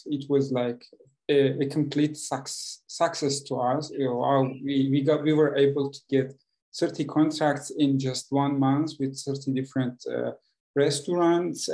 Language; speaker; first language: English; non-native, fluent; Persian